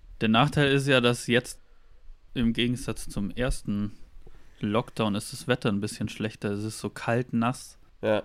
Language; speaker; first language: German; native; German